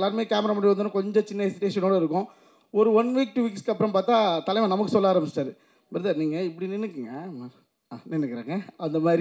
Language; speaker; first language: Tamil; native; Tamil